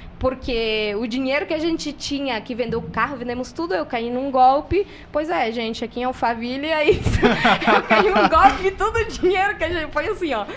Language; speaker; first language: Portuguese; non-native, fluent; Spanish